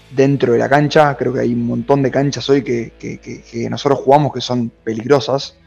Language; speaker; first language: Spanish; native; Spanish